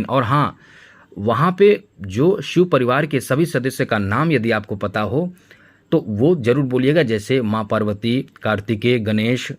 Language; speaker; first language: Hindi; native; Hindi